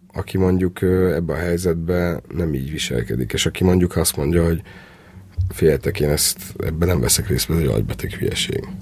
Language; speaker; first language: Hungarian; native; Hungarian